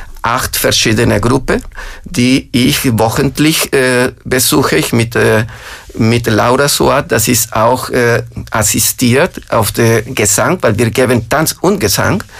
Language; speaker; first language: German; non-native, fluent; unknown